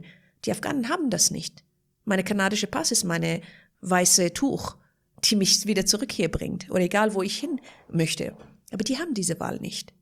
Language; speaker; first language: German; non-native, fluent; Persian